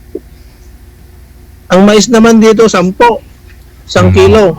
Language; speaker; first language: Filipino; non-native, local second language; Iloko